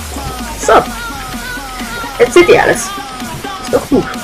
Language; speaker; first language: German; native; German